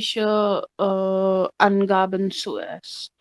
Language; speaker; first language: German; non-native, learner; Hindi